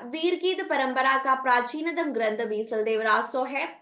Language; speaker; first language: Hindi; non-native, local second language; Malayalam